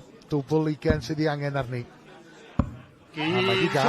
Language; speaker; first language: Welsh; native; Welsh